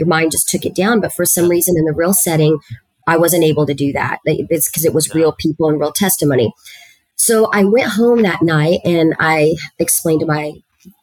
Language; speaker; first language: English; early bilingual, other home language; Spanish